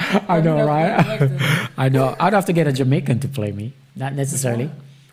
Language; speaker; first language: English; non-native, local second language; Jamaican Creole English